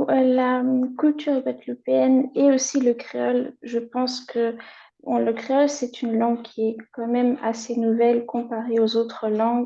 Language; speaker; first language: French; non-native, fluent; German